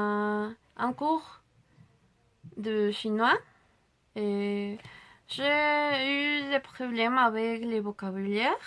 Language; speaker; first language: French; non-native, learner; Spanish